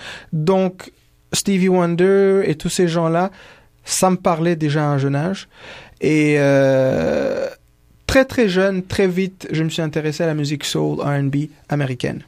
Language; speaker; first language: French; non-native, local second language; Kinyarwanda